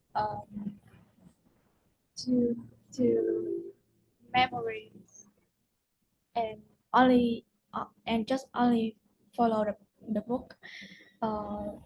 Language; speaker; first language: English; non-native, learner; Vietnamese